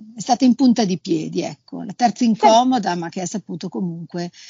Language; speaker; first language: Italian; native; Italian